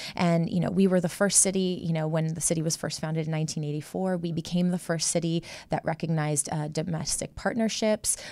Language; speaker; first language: English; native; English